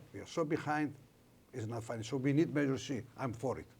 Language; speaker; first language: English; non-native, fluent; Greek